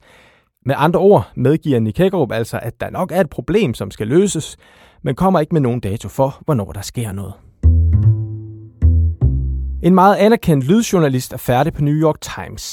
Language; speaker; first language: Danish; native; Danish